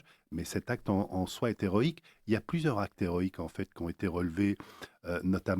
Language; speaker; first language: French; native; French